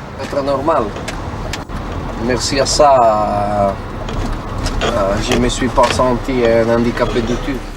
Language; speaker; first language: French; non-native, fluent; Italian